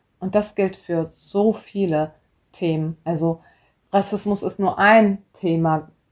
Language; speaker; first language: German; early bilingual, other home language; Turkish